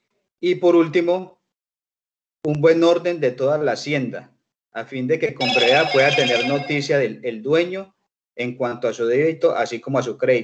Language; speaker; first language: Spanish; native; Spanish